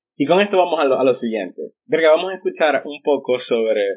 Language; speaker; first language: Spanish; native; Spanish